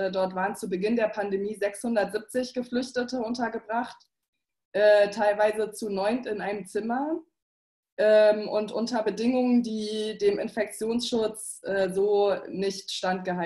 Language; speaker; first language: German; native; German